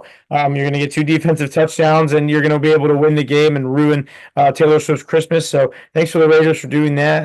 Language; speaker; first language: English; native; English